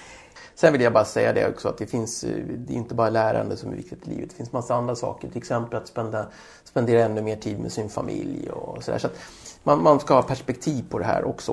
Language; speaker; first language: Swedish; native; Swedish